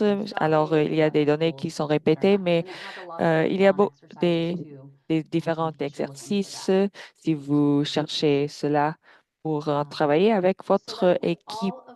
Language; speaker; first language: French; non-native, fluent; English